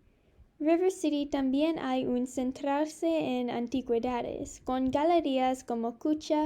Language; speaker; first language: Spanish; non-native, learner; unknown